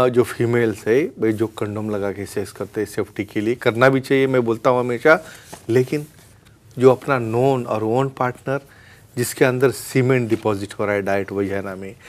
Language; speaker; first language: Hindi; non-native, local second language; Marathi